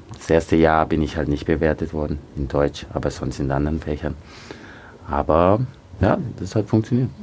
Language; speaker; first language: German; early bilingual, other home language; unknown